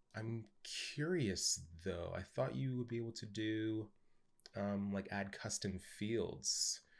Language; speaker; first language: English; native; English